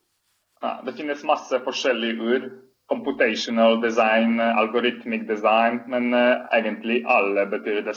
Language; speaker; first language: Swedish; non-native, fluent; Polish